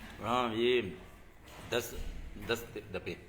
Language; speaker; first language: Hindi; non-native, learner; Pashto